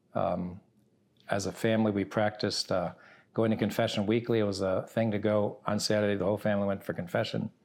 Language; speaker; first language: English; early bilingual, other home language; Italian